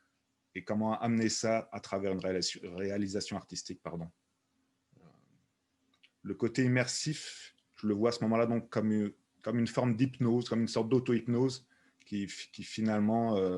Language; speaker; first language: French; native; French